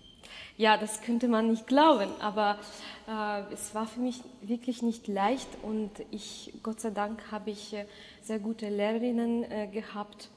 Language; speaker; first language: German; non-native, fluent; Russian